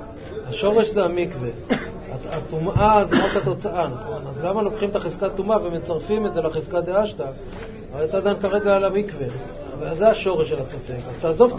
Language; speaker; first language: Hebrew; native; Hebrew